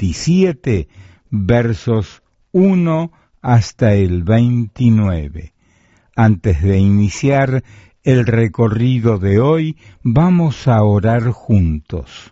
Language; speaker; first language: Spanish; native; Spanish